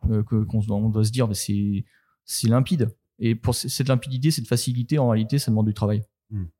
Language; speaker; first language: French; native; French